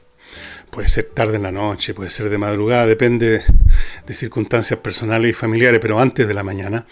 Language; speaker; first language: Spanish; native; Spanish